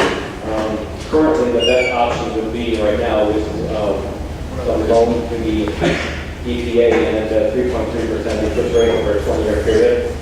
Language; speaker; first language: English; native; English